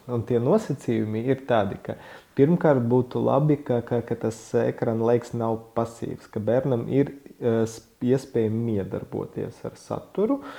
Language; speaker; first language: Latvian; non-native, local second language; Russian